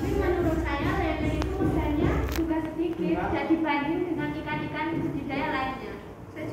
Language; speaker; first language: Indonesian; native; Indonesian